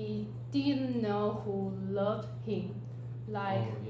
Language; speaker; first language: English; non-native, learner; Chinese